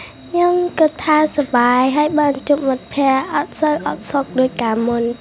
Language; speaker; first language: Khmer; non-native, local second language; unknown